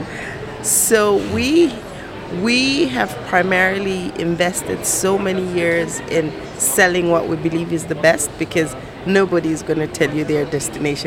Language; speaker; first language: English; non-native, local second language; Bemba